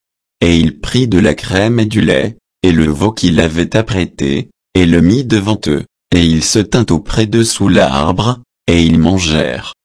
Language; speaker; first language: French; native; French